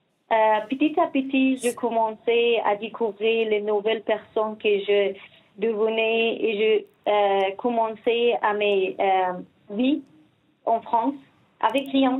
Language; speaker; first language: French; non-native, learner; Persian